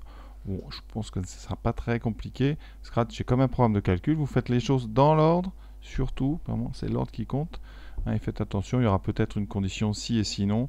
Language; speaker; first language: French; native; French